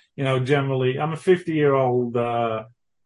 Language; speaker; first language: English; native; English